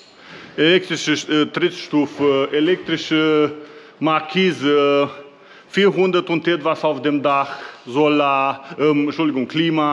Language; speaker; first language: German; non-native, learner; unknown